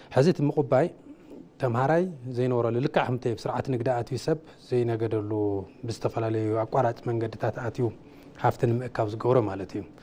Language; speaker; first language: Tigrinya; native; Tigrinya